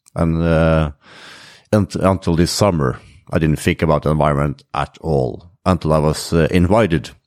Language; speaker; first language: English; non-native, fluent; Norwegian